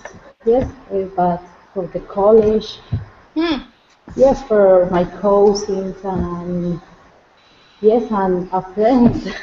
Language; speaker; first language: English; non-native, learner; Spanish